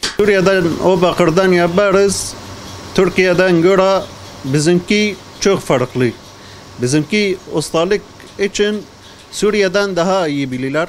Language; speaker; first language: Turkish; non-native, learner; Arabic